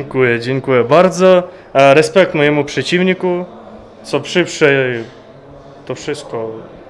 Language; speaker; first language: Polish; non-native, learner; Ukrainian